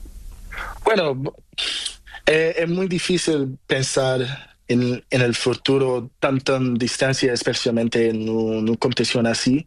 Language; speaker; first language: Spanish; non-native, learner; Portuguese